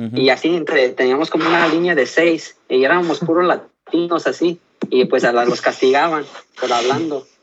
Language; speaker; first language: Spanish; early bilingual, heritage; Spanish